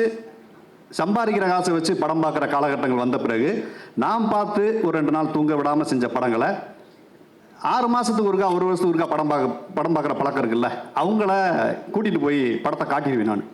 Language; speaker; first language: Tamil; native; Tamil